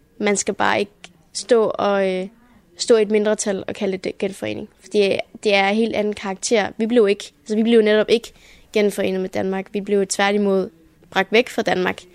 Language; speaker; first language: Danish; early bilingual, heritage; Danish